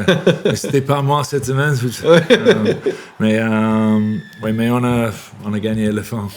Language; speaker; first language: French; non-native, learner; English